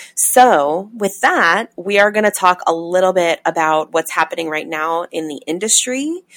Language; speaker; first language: English; native; English